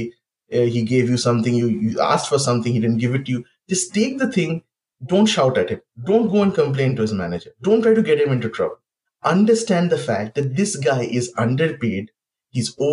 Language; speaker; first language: English; non-native, local second language; Bangla